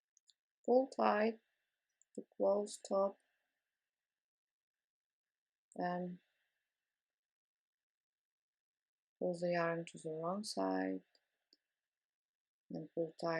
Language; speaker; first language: English; non-native, fluent; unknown